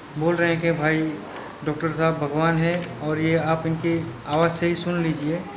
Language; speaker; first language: Hindi; native; Hindi